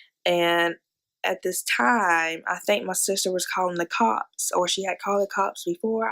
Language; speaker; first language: English; native; English